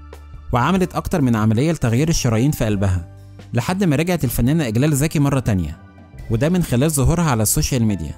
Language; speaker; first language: Arabic; native; Arabic